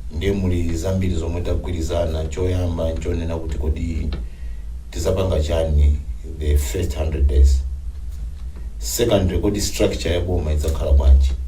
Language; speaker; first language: Nyanja; non-native, local second language; Tumbuka